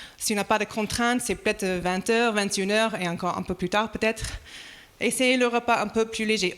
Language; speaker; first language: French; non-native, fluent; English